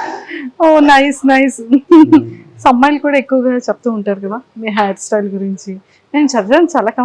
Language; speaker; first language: Telugu; native; Telugu